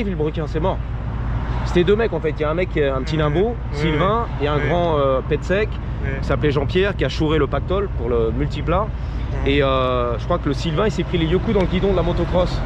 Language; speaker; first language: French; native; French